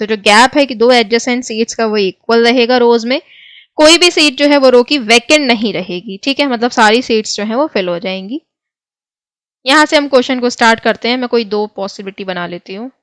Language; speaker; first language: Hindi; native; Hindi